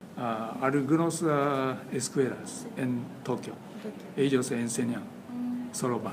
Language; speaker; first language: Spanish; non-native, learner; Japanese